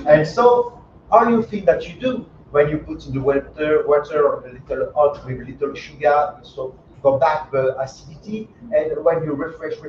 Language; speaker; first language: English; non-native, learner; French